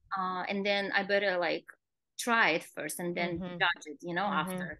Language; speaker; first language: English; non-native, fluent; Kazakh